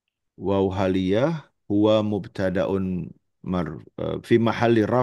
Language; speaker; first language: Arabic; non-native, learner; Indonesian